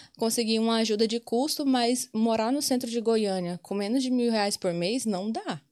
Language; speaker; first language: Portuguese; native; Portuguese